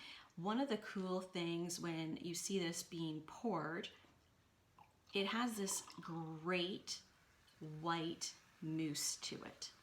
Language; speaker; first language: English; native; English